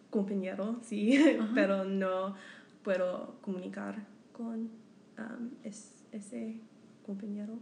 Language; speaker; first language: Spanish; non-native, learner; English